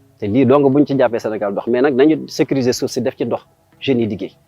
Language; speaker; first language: Wolof; native; Wolof